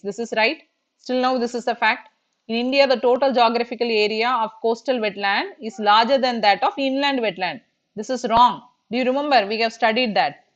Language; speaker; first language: English; non-native, local second language; Tamil